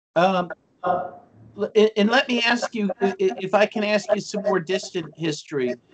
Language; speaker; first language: English; native; English